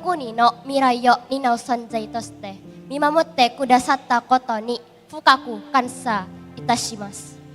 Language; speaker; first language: Japanese; non-native, learner; Indonesian